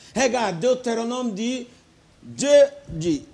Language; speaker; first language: French; non-native, fluent; Portuguese